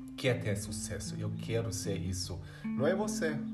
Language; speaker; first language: Portuguese; non-native, fluent; German